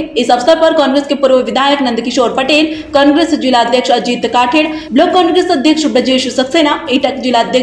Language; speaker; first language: Hindi; native; Hindi